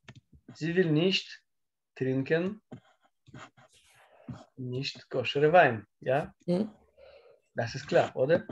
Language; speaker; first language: German; non-native, learner; Russian